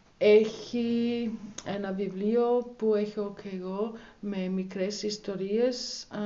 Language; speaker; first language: Greek; non-native, learner; German